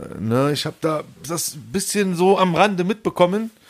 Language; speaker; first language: German; native; German